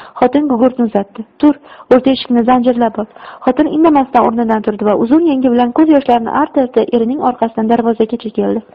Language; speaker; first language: Uzbek; native; Uzbek